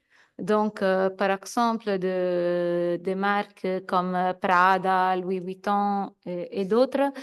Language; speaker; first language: French; non-native, fluent; Italian